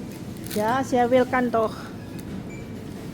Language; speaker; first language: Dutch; non-native, learner; Indonesian